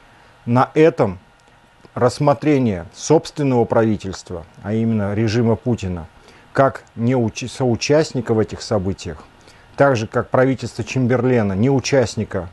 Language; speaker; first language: Russian; native; Russian